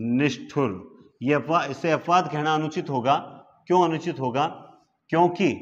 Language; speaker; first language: Hindi; native; Hindi